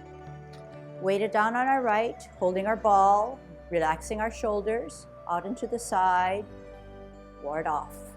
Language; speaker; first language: English; native; English